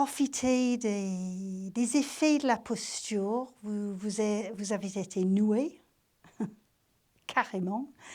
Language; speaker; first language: French; native; French